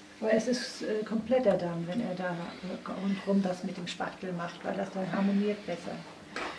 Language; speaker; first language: German; native; German